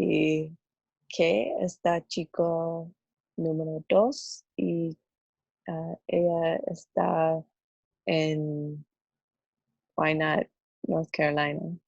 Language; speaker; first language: Spanish; non-native, learner; English